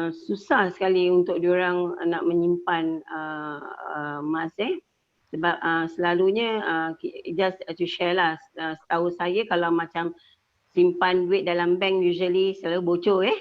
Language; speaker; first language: Malay; native; Malay